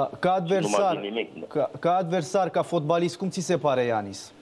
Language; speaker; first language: Romanian; native; Romanian